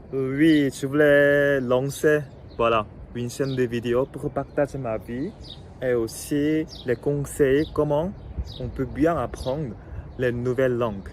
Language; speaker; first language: French; non-native, fluent; Korean